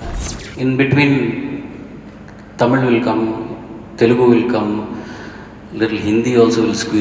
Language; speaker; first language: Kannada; non-native, learner; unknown